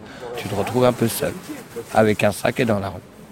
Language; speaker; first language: French; native; French